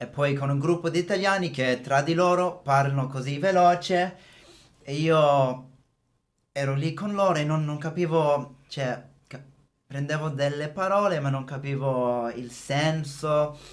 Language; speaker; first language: Italian; non-native, fluent; English